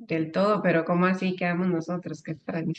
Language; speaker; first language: Spanish; native; Spanish